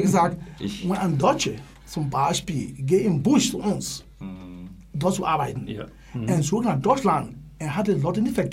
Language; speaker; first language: German; non-native, learner; English